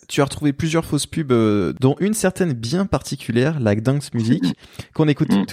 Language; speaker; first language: French; native; French